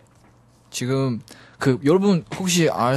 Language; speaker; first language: Korean; non-native, learner; Chinese